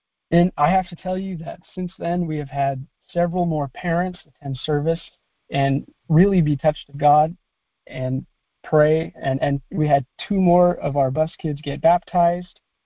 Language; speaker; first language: English; native; English